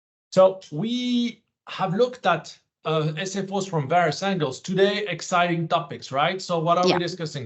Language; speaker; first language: English; non-native, fluent; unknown